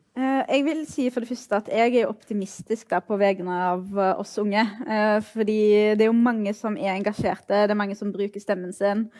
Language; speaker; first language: Norwegian; early bilingual, other home language; Arabic